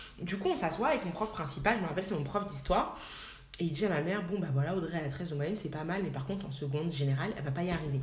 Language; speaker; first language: French; native; French